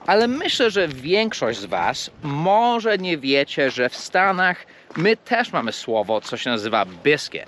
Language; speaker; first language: Polish; non-native, fluent; English